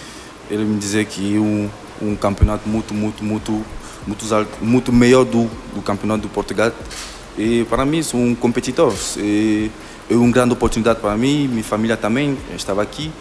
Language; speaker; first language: Portuguese; non-native, learner; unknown